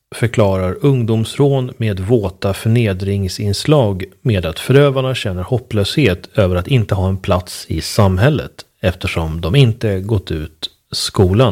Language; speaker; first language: Swedish; native; Swedish